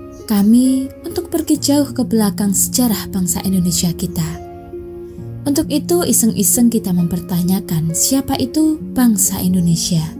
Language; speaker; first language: Indonesian; native; Indonesian